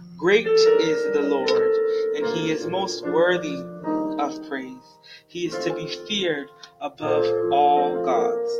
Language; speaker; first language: English; native; English